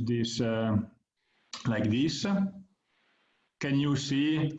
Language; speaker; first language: English; non-native, learner; Italian